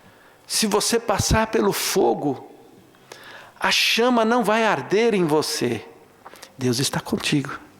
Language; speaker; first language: Portuguese; native; Portuguese